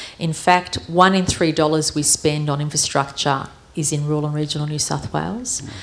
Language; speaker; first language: English; early bilingual, other home language; Armenian